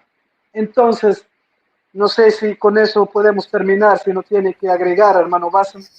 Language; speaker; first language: Spanish; non-native, fluent; Arabic